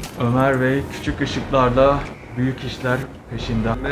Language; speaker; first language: Turkish; native; Turkish